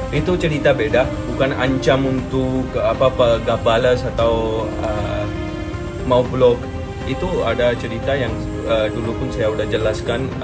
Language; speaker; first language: Indonesian; non-native, fluent; Hindi